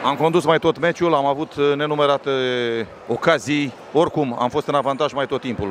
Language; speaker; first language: Romanian; native; Romanian